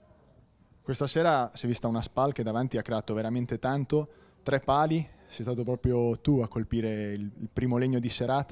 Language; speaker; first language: Italian; native; Italian